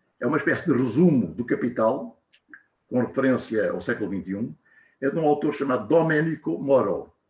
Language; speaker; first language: Portuguese; native; Portuguese